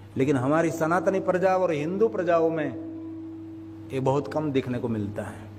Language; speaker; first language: Hindi; non-native, local second language; Gujarati